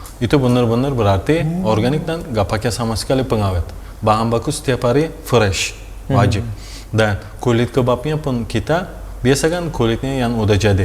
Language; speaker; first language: Indonesian; non-native, fluent; Turkish